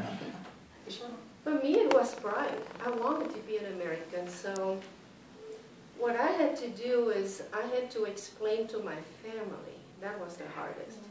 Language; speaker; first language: English; non-native, fluent; German